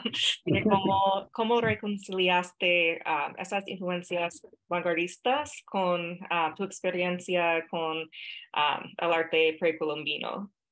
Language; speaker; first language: Spanish; non-native, fluent; English